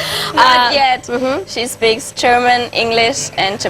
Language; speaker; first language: English; non-native, learner; German